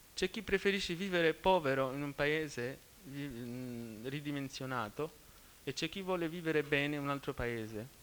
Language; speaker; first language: Italian; non-native, fluent; Arabic